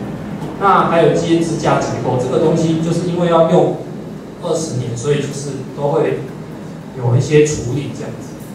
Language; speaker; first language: Chinese; native; Chinese